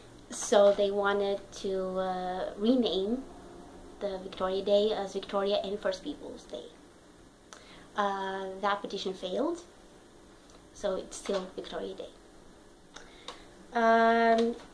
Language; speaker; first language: English; non-native, fluent; Portuguese